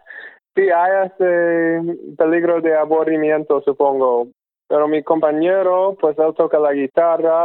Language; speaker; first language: Spanish; non-native, fluent; English